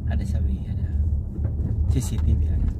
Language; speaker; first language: Arabic; non-native, learner; Filipino